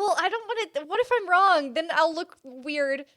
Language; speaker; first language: English; native; English